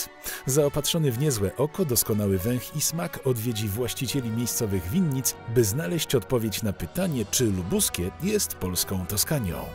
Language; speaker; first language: Polish; native; Polish